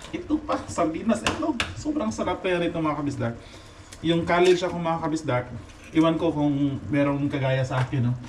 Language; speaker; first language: Filipino; non-native, local second language; Cebuano